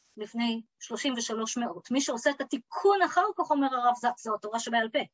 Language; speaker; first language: Hebrew; early bilingual, other home language; English